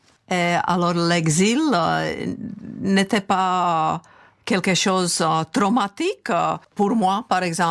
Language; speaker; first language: French; non-native, fluent; Czech